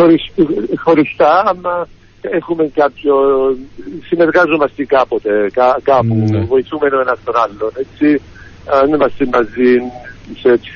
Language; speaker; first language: Greek; early bilingual, heritage; Greek